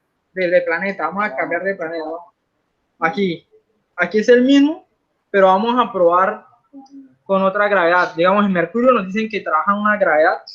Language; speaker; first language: Spanish; native; Spanish